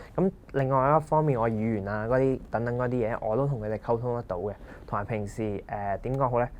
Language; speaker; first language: Cantonese; non-native, local second language; Punjabi